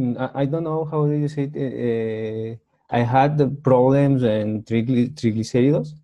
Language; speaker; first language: English; non-native, learner; Spanish